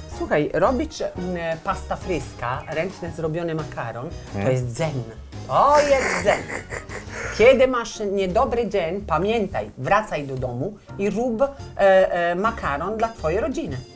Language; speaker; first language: Polish; non-native, learner; Italian